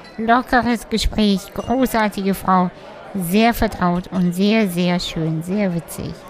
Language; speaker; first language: German; early bilingual, other home language; Russian